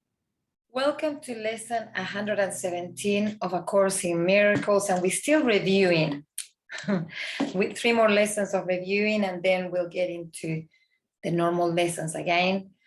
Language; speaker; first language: English; non-native, fluent; Spanish